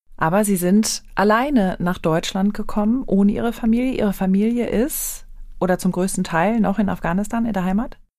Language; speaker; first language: German; native; German